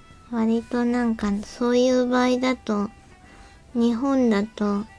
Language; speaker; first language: Japanese; native; Japanese